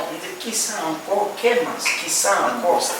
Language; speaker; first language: Spanish; non-native, learner; Haitian Creole